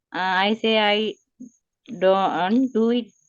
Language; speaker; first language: English; non-native, learner; Sinhala